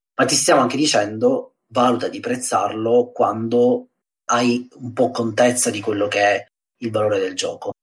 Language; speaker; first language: Italian; native; Italian